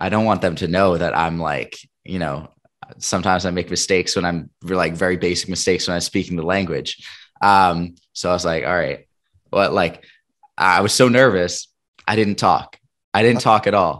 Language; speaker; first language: English; native; English